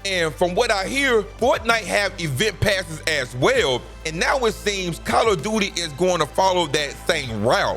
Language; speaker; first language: English; native; English